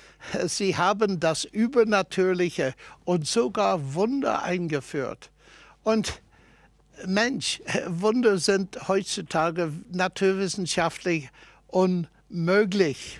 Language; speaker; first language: German; non-native, fluent; English